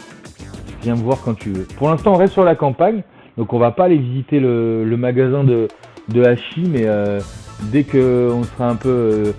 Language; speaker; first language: French; native; French